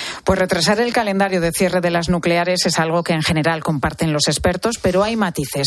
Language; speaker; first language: Spanish; native; Spanish